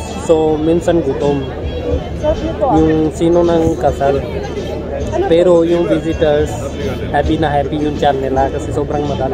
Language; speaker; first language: Filipino; non-native, learner; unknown